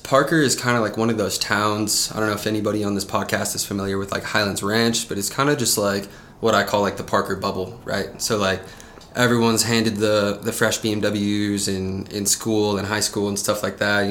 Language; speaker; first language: English; native; English